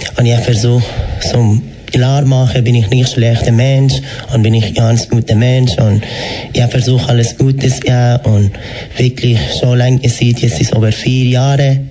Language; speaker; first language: German; non-native, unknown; Persian